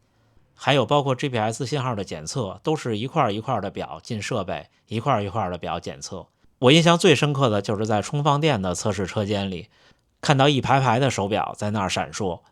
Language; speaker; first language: Chinese; native; Chinese